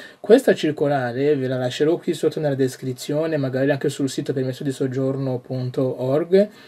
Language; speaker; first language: Italian; non-native, fluent; French